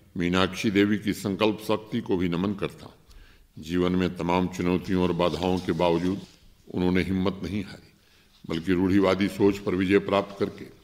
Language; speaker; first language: Hindi; native; Hindi